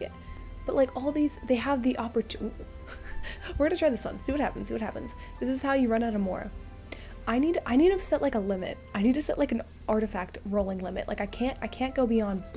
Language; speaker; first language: English; native; English